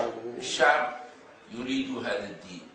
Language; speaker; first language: Arabic; native; Arabic